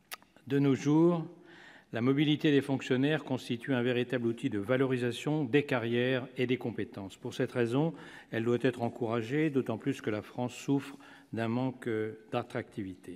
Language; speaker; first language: French; native; French